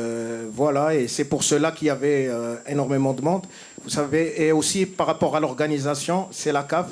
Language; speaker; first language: French; non-native, local second language; Arabic